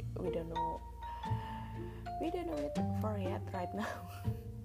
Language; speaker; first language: English; non-native, learner; Indonesian